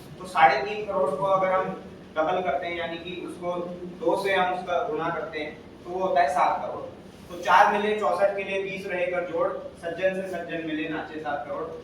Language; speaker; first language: Hindi; native; Hindi